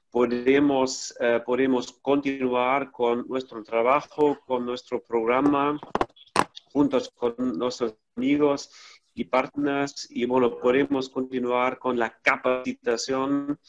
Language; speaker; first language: Spanish; non-native, fluent; German